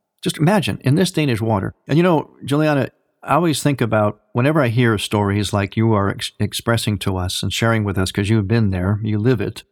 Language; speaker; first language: English; native; English